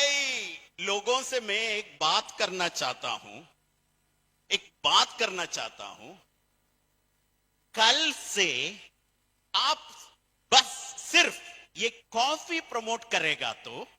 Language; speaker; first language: Hindi; non-native, fluent; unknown